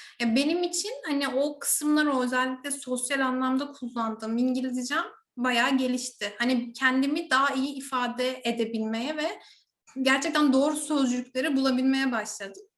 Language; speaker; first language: Turkish; native; Turkish